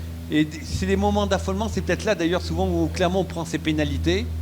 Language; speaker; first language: French; native; French